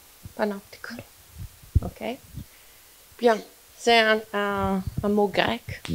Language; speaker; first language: French; non-native, fluent; Italian